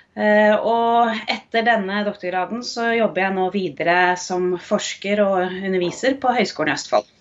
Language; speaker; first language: Norwegian; native; Norwegian